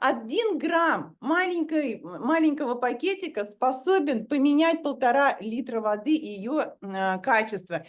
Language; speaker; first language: Russian; native; Russian